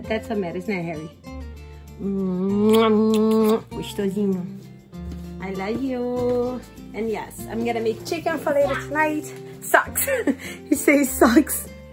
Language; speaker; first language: English; non-native, fluent; Portuguese